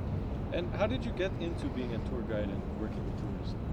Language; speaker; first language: English; non-native, local second language; French